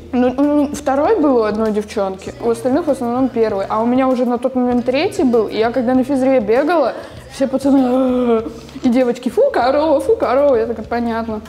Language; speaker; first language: Russian; native; Russian